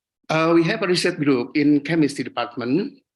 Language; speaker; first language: English; non-native, learner; Indonesian